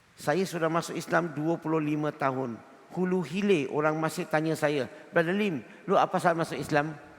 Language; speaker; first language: Malay; non-native, local second language; Chinese